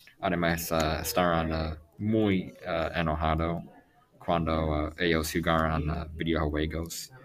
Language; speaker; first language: Spanish; non-native, learner; English